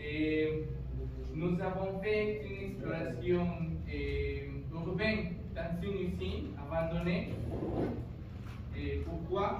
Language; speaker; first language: French; non-native, fluent; Spanish